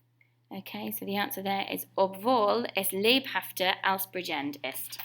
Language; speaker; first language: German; non-native, fluent; English